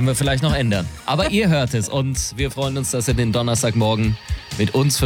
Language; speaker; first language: German; native; German